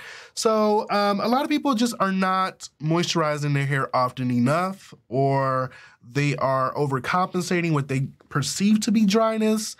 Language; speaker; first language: English; native; English